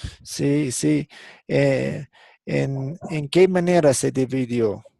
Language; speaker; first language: Spanish; non-native, fluent; English